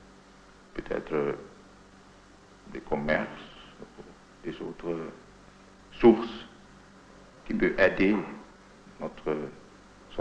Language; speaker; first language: French; non-native, fluent; Indonesian